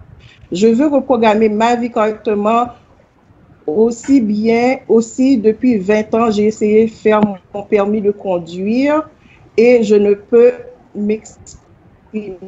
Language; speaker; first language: French; non-native, local second language; Haitian Creole